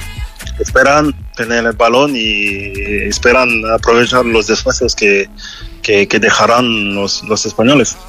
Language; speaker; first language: Spanish; non-native, fluent; French